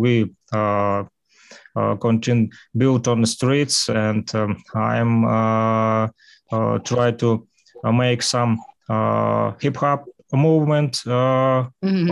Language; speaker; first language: English; non-native, learner; Russian